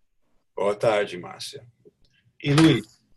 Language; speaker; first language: Portuguese; non-native, fluent; English